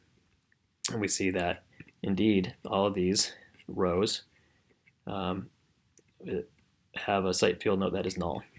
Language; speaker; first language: English; native; English